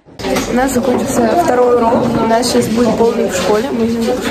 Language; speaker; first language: Russian; native; Russian